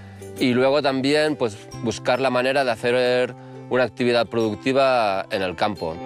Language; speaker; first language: Spanish; native; Spanish